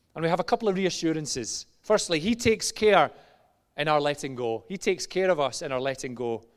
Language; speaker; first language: English; native; English